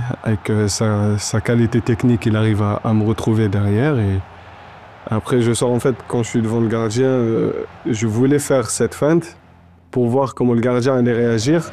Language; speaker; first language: French; non-native, local second language; Arabic